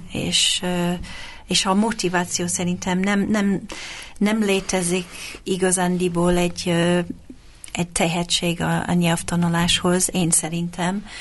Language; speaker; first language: Hungarian; non-native, fluent; English